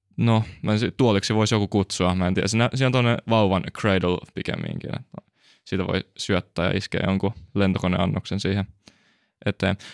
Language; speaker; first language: Finnish; native; Finnish